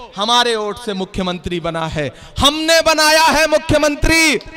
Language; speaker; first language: Hindi; native; Hindi